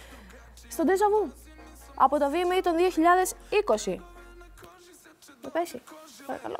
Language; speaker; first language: Greek; native; Greek